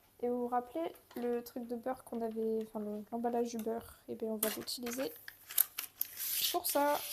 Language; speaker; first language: French; native; French